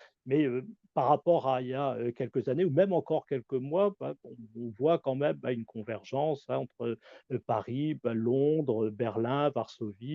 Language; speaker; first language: French; native; French